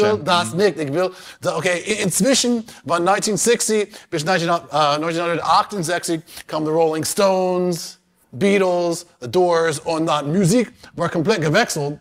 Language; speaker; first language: German; non-native, learner; English